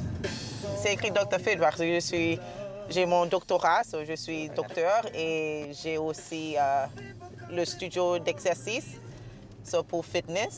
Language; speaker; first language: French; early bilingual, heritage; French